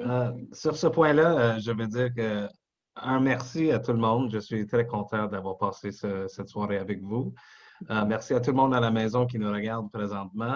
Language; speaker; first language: French; non-native, local second language; English